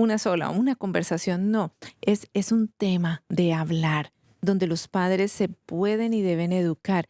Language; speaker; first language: Spanish; native; Spanish